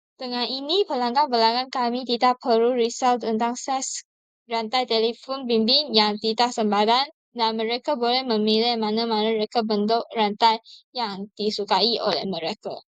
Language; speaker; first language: Malay; non-native, local second language; Chinese